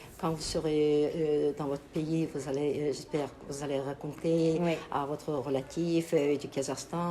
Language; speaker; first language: French; non-native, learner; Kazakh